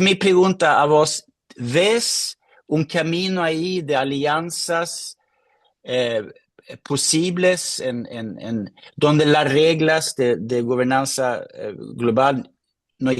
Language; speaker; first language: Spanish; non-native, fluent; Swedish